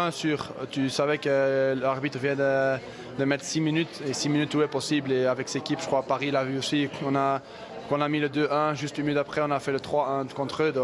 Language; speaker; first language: French; non-native, fluent; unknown